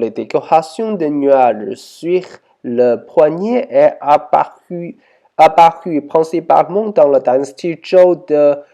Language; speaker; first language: French; non-native, learner; Chinese